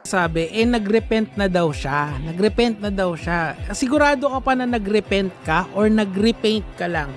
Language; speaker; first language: Filipino; native; Filipino